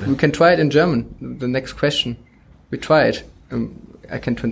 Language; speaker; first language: English; non-native, fluent; German